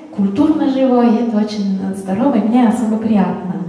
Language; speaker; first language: Russian; non-native, fluent; Italian